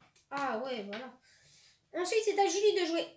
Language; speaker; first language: French; native; French